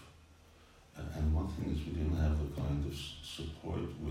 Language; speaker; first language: English; native; English